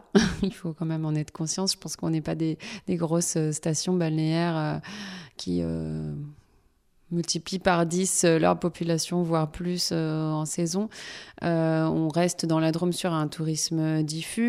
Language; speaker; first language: French; native; French